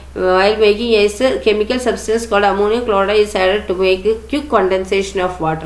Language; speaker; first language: English; non-native, local second language; Malayalam